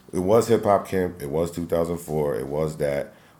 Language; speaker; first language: English; native; English